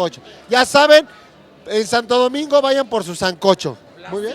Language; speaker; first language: Spanish; native; Spanish